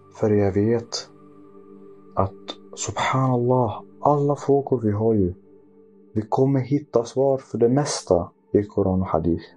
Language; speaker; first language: Swedish; early bilingual, other home language; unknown